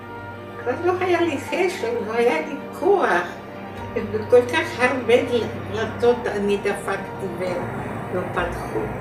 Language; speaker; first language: Hebrew; non-native, learner; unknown